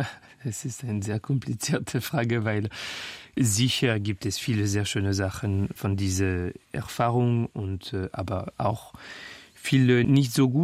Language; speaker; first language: German; non-native, fluent; French